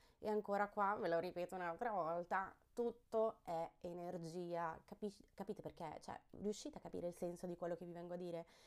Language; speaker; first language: Italian; early bilingual, heritage; Italian